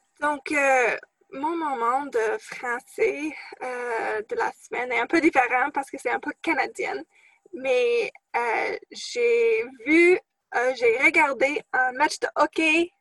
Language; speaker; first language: French; non-native, fluent; English